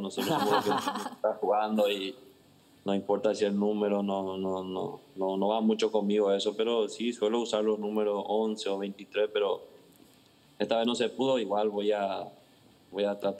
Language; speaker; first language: Spanish; native; Spanish